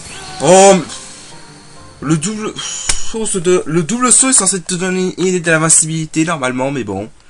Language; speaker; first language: French; native; French